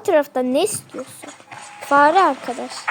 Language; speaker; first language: Turkish; native; Turkish